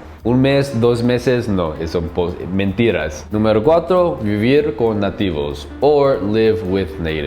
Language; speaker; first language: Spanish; non-native, learner; English